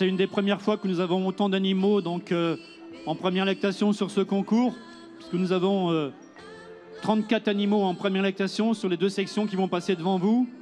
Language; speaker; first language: French; native; French